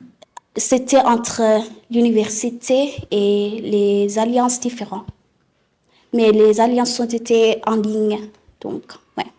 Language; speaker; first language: French; non-native, fluent; Southern Sotho